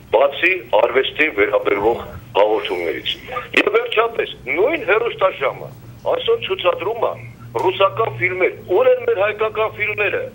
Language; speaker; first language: Armenian; native; Armenian